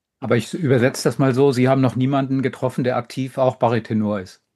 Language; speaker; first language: German; native; German